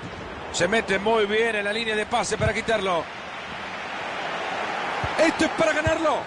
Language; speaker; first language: Spanish; native; Spanish